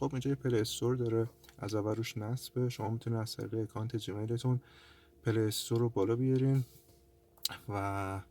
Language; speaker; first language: Persian; native; Persian